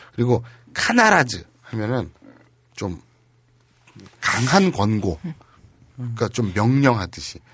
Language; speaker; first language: Korean; native; Korean